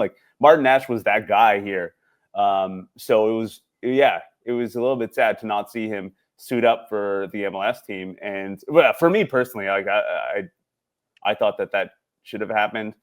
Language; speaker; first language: English; native; English